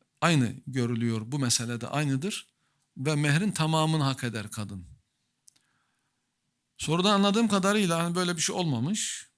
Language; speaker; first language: Turkish; native; Turkish